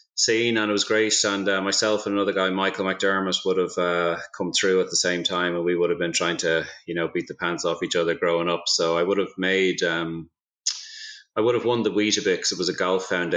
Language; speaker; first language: English; native; English